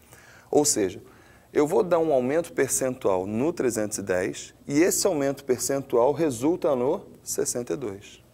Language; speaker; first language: Portuguese; native; Portuguese